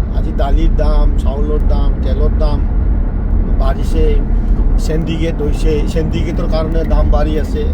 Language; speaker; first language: Assamese; non-native, local second language; Bodo